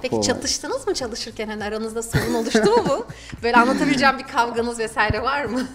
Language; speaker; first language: Turkish; native; Turkish